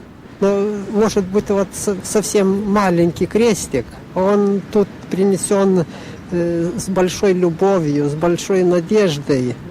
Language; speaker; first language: Russian; non-native, local second language; Lithuanian